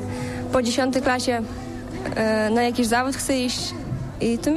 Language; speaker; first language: Polish; non-native, local second language; Russian